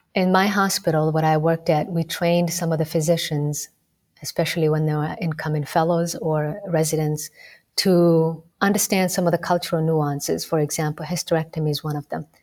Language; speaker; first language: English; non-native, local second language; Somali